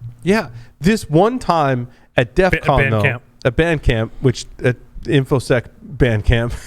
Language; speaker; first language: English; native; English